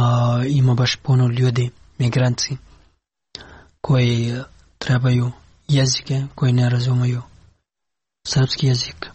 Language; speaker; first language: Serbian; non-native, learner; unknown